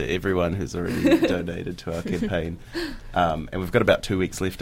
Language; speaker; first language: English; native; English